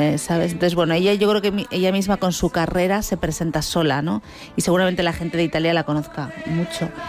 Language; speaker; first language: Spanish; native; Spanish